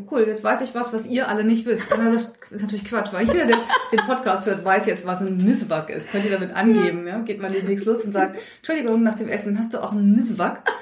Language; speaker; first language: German; native; German